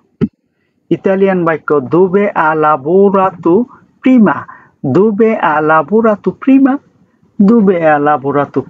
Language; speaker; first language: Italian; non-native, fluent; Bangla